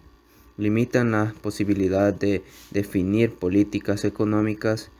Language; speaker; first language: Spanish; native; Spanish